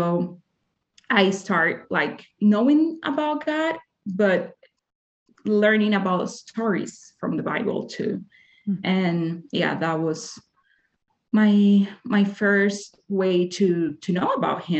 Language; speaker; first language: English; non-native, fluent; Spanish